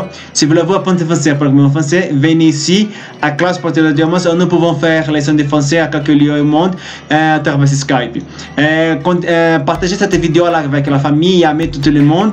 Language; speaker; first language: French; non-native, learner; Spanish